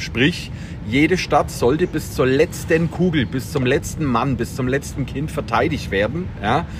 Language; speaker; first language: German; native; German